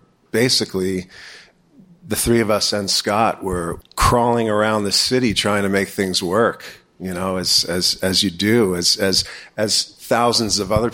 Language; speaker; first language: English; native; English